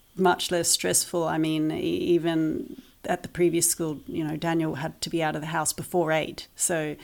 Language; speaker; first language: English; native; English